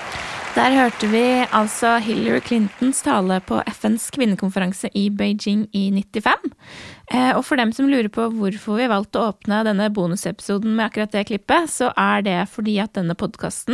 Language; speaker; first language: Norwegian; native; Norwegian